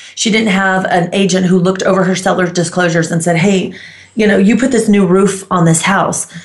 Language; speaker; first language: English; non-native, fluent; Greek